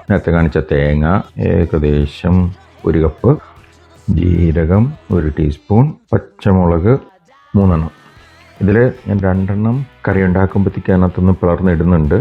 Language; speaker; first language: Malayalam; native; Malayalam